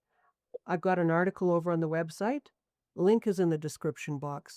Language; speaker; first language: English; native; English